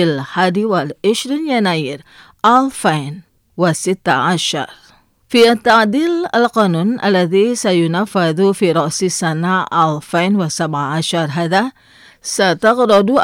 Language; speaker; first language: Arabic; non-native, fluent; Indonesian